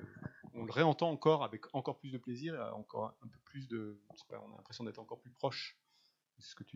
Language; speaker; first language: French; native; French